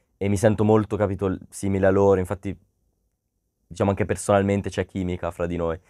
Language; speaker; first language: Italian; native; Italian